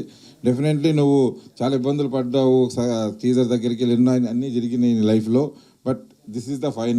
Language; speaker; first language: Telugu; native; Telugu